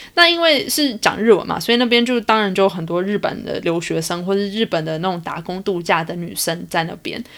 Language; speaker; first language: Chinese; early bilingual, heritage; Chinese